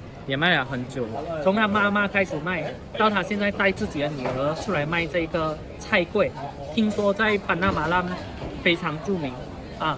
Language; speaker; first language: Chinese; native; Chinese